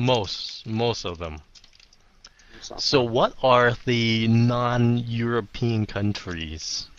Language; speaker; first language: English; non-native, fluent; Vietnamese